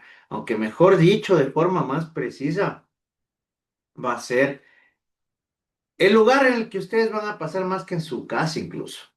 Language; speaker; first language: Spanish; native; Spanish